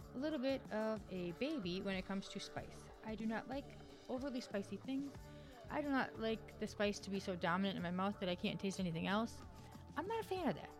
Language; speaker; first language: English; native; English